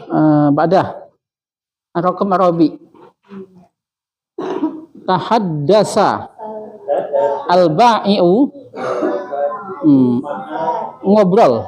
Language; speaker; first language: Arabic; non-native, fluent; Indonesian